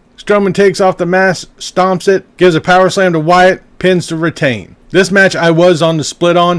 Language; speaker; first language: English; native; English